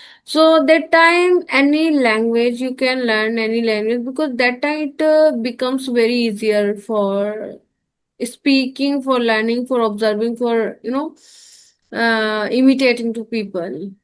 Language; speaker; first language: English; non-native, learner; Hindi